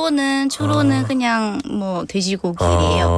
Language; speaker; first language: Korean; non-native, learner; Vietnamese